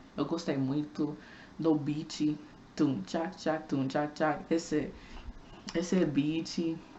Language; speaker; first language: Portuguese; non-native, learner; English